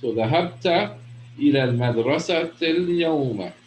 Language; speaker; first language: Arabic; non-native, fluent; English